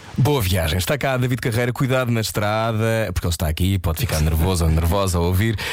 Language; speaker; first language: Portuguese; native; Portuguese